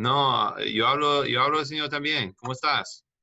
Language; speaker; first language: Spanish; non-native, learner; English